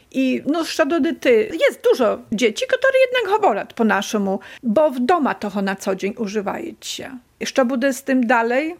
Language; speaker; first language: Polish; non-native, local second language; Belarusian